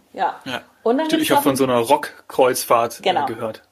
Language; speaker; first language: German; native; German